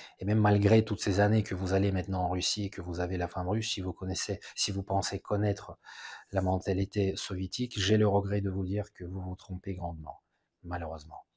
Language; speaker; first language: French; non-native, fluent; Russian